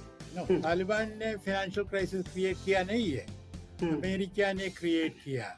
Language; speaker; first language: Hindi; non-native, local second language; Malayalam